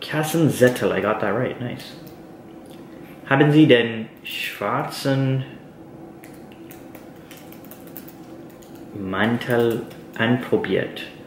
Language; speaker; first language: German; non-native, learner; English